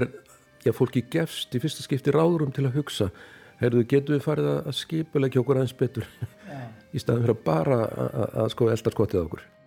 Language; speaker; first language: Icelandic; native; Icelandic